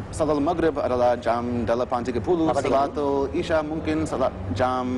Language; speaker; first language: Indonesian; non-native, fluent; English